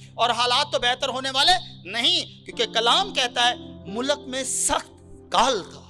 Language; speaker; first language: Urdu; non-native, local second language; Punjabi